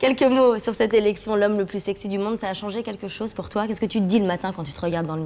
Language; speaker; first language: French; native; French